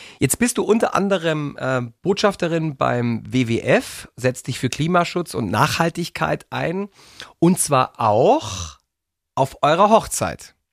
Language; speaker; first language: German; native; German